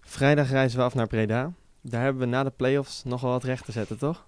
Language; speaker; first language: Dutch; native; Dutch